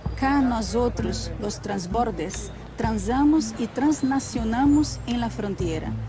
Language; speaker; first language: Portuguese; non-native, fluent; Spanish